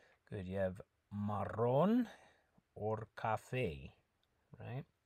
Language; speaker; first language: English; native; English